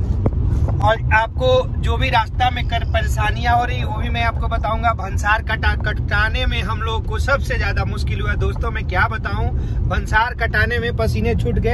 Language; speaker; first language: Hindi; native; Hindi